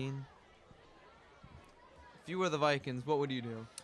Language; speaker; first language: English; native; English